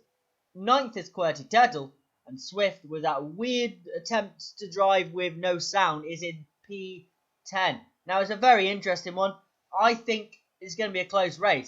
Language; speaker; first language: English; native; English